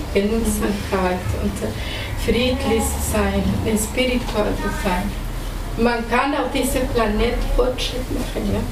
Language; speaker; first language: German; non-native, fluent; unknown